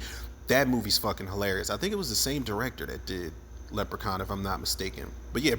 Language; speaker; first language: English; native; English